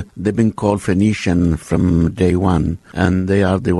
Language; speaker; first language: English; non-native, fluent; Arabic